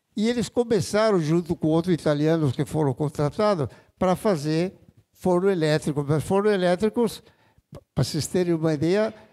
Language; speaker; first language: Portuguese; non-native, fluent; Italian